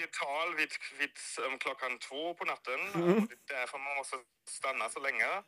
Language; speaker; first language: Swedish; non-native, fluent; German